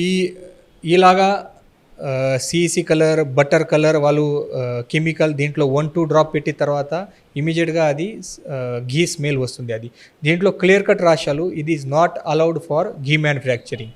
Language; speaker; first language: Telugu; non-native, fluent; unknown